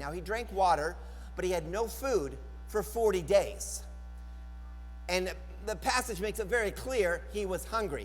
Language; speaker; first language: English; native; English